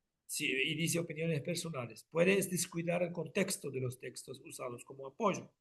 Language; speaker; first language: Spanish; non-native, fluent; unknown